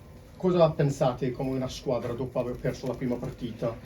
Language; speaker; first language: Italian; non-native, fluent; English